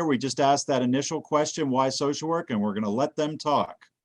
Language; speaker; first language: English; native; English